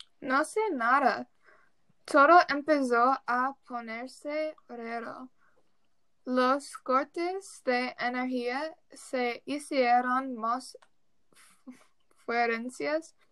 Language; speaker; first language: Spanish; non-native, learner; English